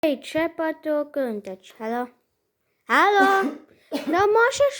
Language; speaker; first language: Polish; early bilingual, heritage; Polish